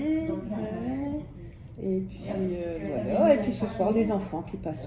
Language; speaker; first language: French; native; French